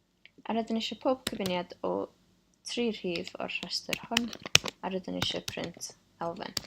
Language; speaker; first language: Welsh; non-native, local second language; English